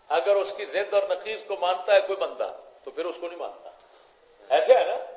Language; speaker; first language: Urdu; non-native, local second language; Punjabi